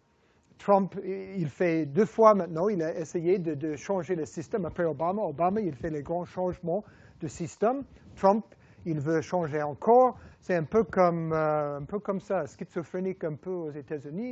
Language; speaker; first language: French; non-native, fluent; English